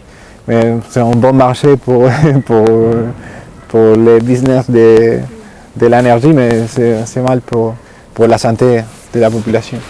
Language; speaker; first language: French; non-native, learner; Spanish